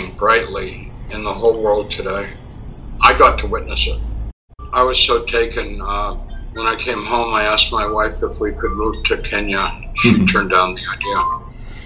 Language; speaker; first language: English; native; English